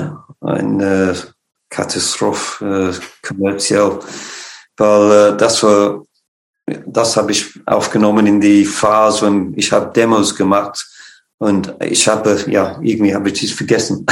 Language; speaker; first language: German; non-native, fluent; English